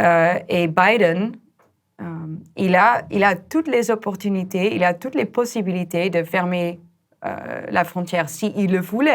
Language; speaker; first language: French; non-native, fluent; Dutch